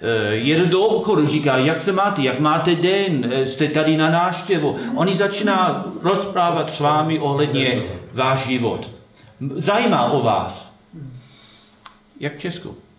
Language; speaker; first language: Czech; non-native, fluent; Slovak